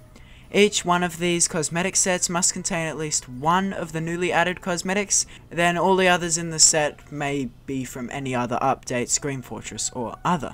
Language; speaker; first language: English; native; English